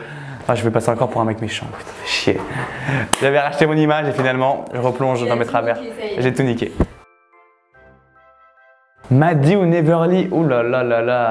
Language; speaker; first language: French; native; French